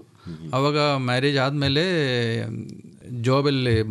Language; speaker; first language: Kannada; non-native, learner; Malayalam